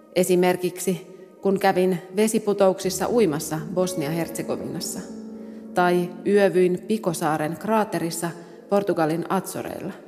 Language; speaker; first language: Finnish; non-native, fluent; Portuguese